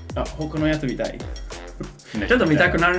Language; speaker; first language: Japanese; non-native, fluent; English